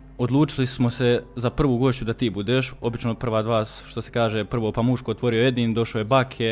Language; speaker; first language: Bosnian; native; Bosnian